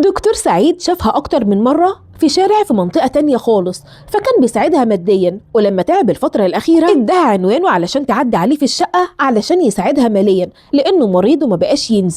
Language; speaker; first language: Arabic; native; Arabic